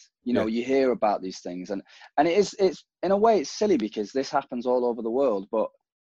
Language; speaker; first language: English; native; English